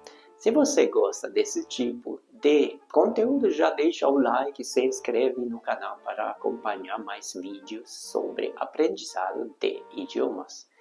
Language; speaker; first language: Portuguese; non-native, fluent; Hungarian